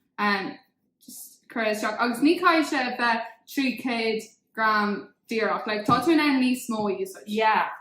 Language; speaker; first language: Irish; non-native, local second language; English